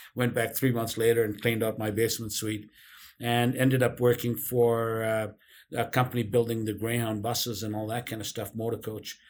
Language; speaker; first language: English; non-native, local second language; Urdu